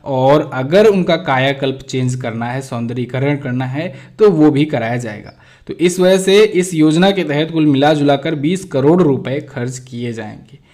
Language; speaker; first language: Hindi; native; Hindi